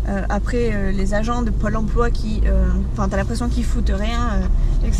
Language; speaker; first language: French; native; French